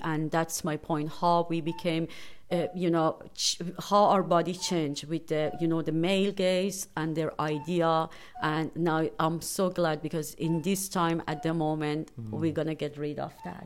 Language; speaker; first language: English; non-native, fluent; Persian